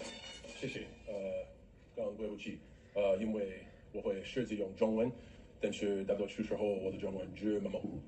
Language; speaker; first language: Chinese; non-native, learner; English